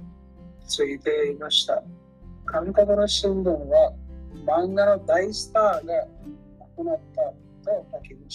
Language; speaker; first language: Japanese; non-native, learner; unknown